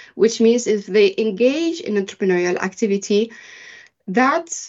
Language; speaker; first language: English; early bilingual, other home language; Arabic